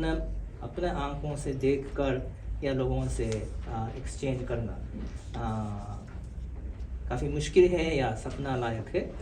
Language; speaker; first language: Hindi; non-native, fluent; Japanese